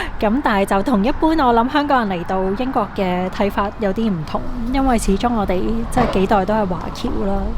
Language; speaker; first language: Cantonese; early bilingual, heritage; Cantonese